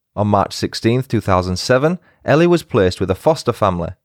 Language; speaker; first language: English; native; English